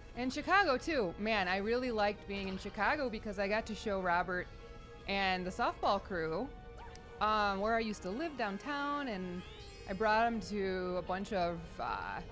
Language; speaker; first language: English; native; English